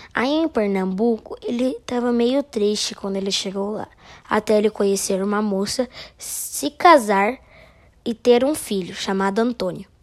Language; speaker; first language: Portuguese; native; Portuguese